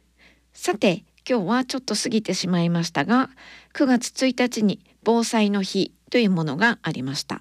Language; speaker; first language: Japanese; native; Japanese